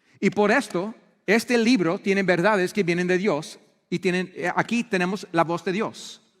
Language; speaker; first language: Spanish; non-native, fluent; English